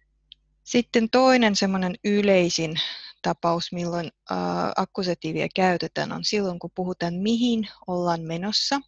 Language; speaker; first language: Finnish; non-native, fluent; Russian